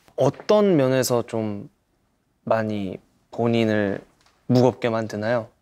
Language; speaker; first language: Korean; native; Korean